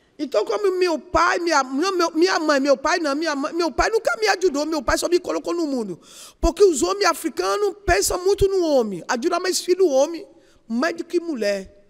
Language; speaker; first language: Portuguese; non-native, learner; Yoruba